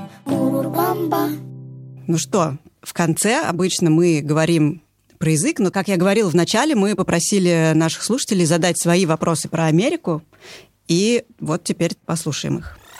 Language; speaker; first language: Russian; native; Russian